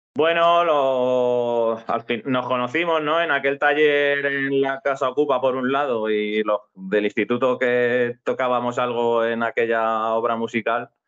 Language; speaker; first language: Spanish; native; Spanish